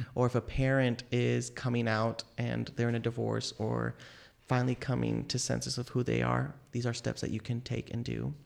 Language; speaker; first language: English; native; English